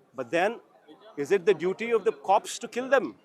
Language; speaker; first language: English; non-native, local second language; Telugu